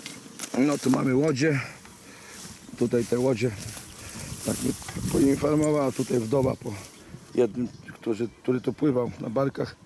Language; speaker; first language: Polish; native; Polish